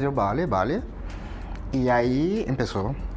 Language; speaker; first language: Spanish; non-native, fluent; Portuguese